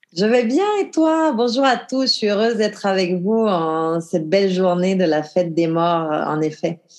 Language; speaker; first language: French; native; French